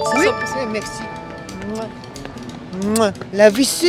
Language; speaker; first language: French; non-native, learner; Spanish